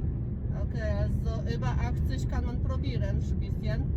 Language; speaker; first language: German; non-native, learner; Polish